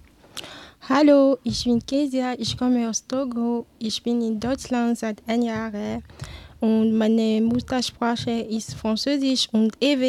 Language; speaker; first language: German; non-native, learner; Ewe